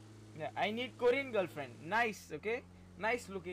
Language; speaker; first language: English; non-native, local second language; Hindi